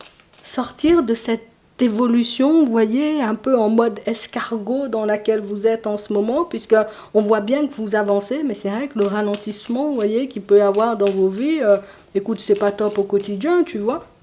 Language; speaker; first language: French; native; French